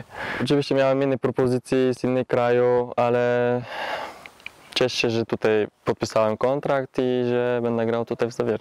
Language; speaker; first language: Polish; non-native, learner; Bulgarian